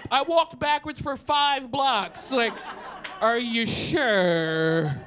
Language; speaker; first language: English; native; English